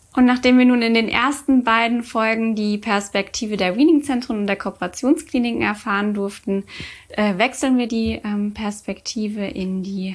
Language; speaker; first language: German; native; German